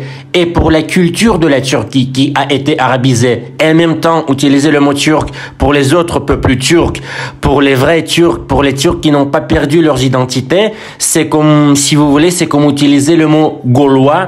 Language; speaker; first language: French; non-native, fluent; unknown